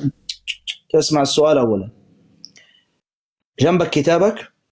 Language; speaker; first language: Arabic; native; Arabic